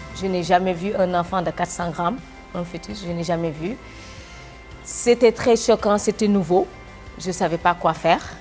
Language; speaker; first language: French; non-native, local second language; Wolof